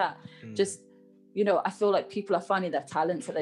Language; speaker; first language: English; native; English